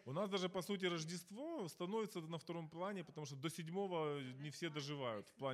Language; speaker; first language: Russian; native; Russian